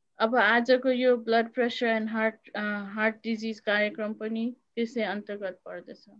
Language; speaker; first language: Nepali; native; Nepali